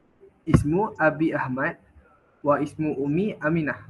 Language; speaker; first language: Arabic; non-native, learner; Malay